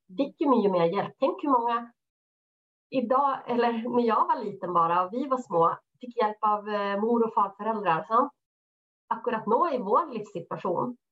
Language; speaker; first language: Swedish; native; Swedish